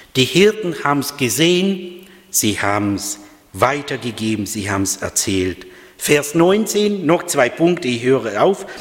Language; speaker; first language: German; non-native, fluent; Russian